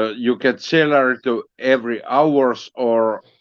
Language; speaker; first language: English; non-native, learner; Finnish